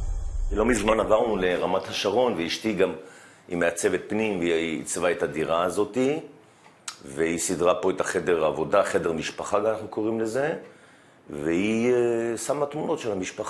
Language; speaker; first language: Hebrew; native; Hebrew